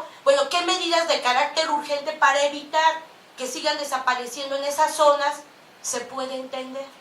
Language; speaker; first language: Spanish; native; Spanish